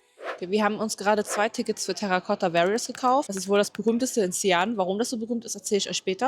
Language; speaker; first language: German; native; German